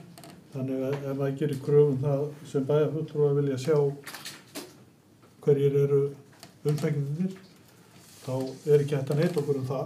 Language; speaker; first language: Icelandic; native; Icelandic